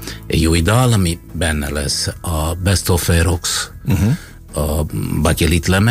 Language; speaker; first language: Hungarian; non-native, fluent; Italian